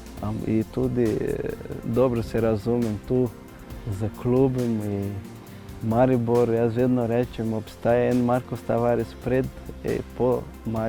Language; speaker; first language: Slovenian; non-native, fluent; Portuguese